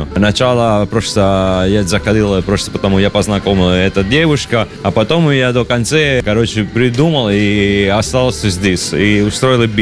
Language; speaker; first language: Russian; non-native, learner; Italian